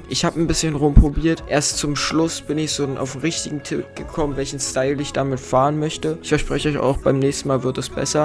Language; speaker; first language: German; native; German